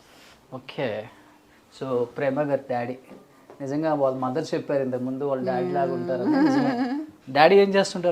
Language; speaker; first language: Telugu; native; Telugu